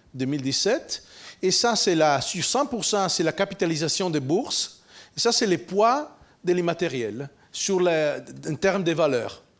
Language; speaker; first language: French; non-native, fluent; Italian